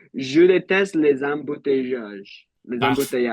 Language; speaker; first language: French; non-native, learner; English